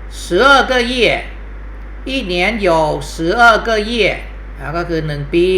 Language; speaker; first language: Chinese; non-native, fluent; Thai